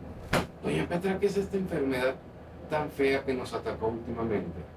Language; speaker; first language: Spanish; native; Spanish